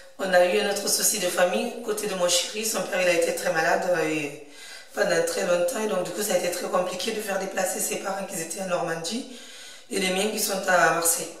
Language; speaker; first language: French; early bilingual, other home language; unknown